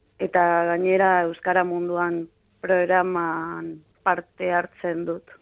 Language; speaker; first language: Basque; non-native, fluent; Spanish